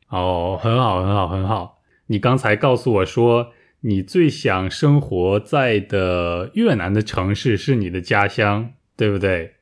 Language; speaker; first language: Chinese; native; Chinese